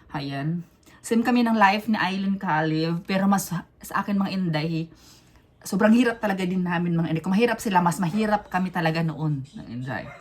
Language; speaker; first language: Filipino; non-native, local second language; Cebuano